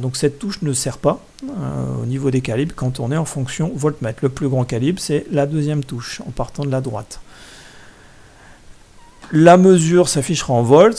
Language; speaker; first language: French; native; French